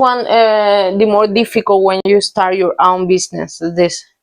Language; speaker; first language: English; non-native, learner; Spanish